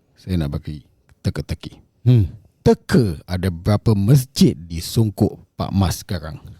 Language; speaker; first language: Malay; native; Malay